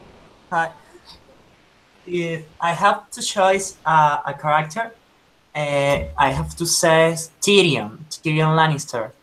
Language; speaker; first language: English; non-native, learner; Spanish